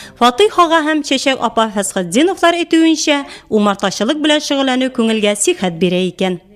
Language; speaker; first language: Tatar; native; Tatar